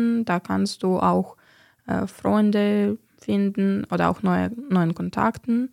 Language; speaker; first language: German; non-native, fluent; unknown